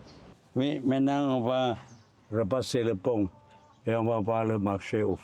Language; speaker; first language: French; non-native, learner; Thai